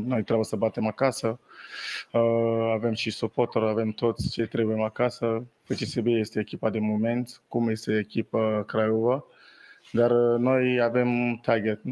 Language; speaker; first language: Romanian; non-native, learner; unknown